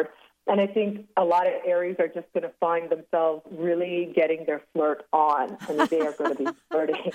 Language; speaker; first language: English; native; English